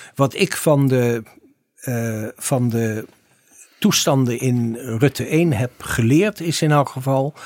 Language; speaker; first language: Dutch; native; Dutch